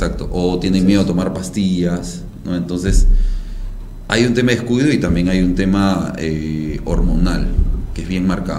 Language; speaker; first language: Spanish; native; Spanish